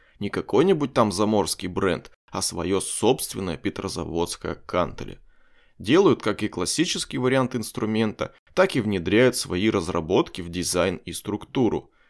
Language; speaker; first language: Russian; native; Russian